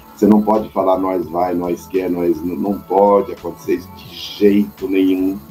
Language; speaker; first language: Portuguese; native; Portuguese